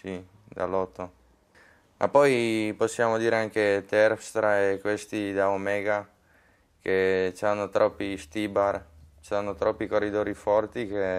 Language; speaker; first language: Italian; non-native, fluent; Slovak